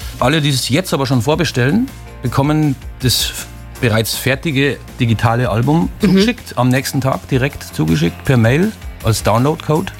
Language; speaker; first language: German; native; German